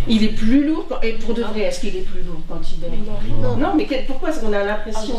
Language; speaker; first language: French; native; French